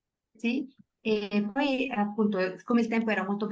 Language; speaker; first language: Italian; native; Italian